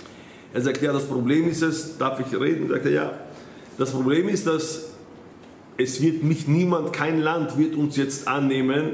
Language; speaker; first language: German; non-native, fluent; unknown